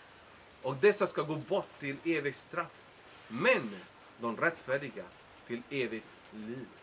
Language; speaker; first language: Swedish; non-native, fluent; Spanish